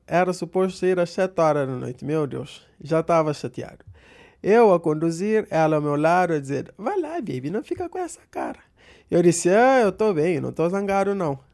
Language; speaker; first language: Portuguese; non-native, local second language; Kabuverdianu